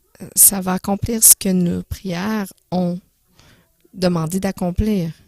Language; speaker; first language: French; non-native, fluent; English